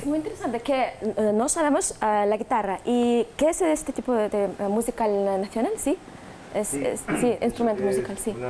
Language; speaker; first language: Spanish; non-native, learner; Russian